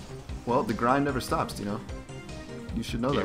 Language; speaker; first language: English; native; English